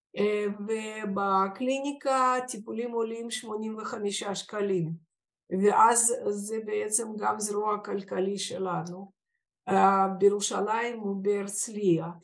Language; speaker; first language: Hebrew; non-native, fluent; Russian